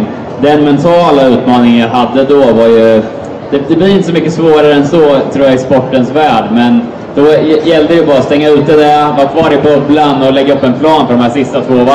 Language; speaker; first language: Swedish; native; Swedish